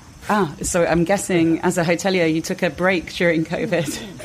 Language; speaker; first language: English; native; English